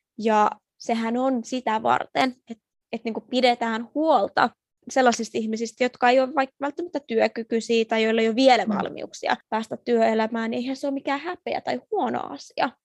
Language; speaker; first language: Finnish; early bilingual, other home language; Persian